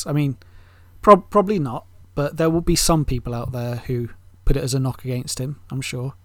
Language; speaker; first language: English; native; English